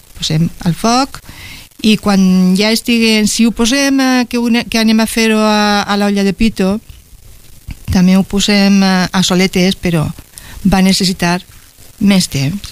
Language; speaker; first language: Catalan; non-native, local second language; Spanish